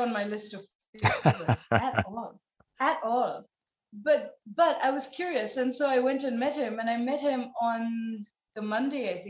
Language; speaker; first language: English; non-native, local second language; Nepali